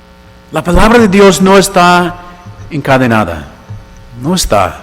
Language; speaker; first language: Spanish; non-native, fluent; English